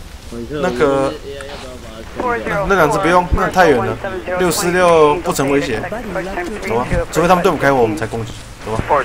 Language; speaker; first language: Chinese; native; Chinese